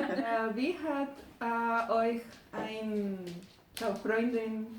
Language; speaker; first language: German; non-native, learner; Spanish